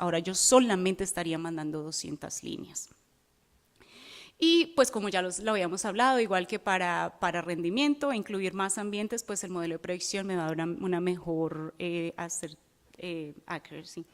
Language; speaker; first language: Spanish; native; Spanish